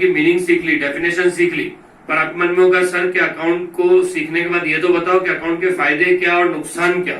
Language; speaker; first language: Hindi; native; Hindi